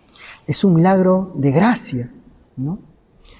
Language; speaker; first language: Spanish; native; Spanish